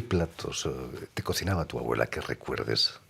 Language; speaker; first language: Spanish; native; Spanish